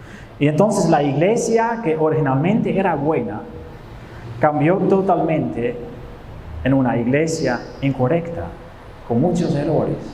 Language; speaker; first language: Spanish; non-native, fluent; Dutch